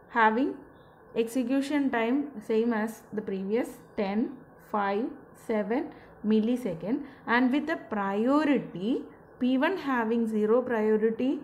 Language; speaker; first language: English; non-native, local second language; Malayalam